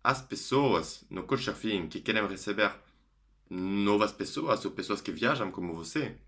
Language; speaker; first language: Portuguese; non-native, fluent; French